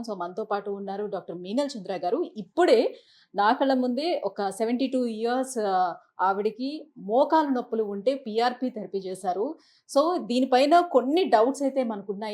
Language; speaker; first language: Telugu; native; Telugu